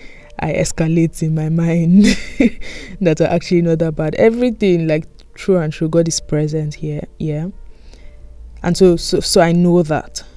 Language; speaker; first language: English; non-native, local second language; Yoruba